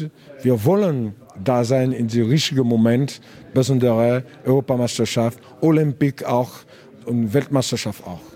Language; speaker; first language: German; non-native, learner; French